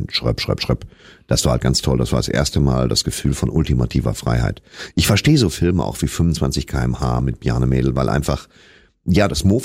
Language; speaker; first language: German; native; German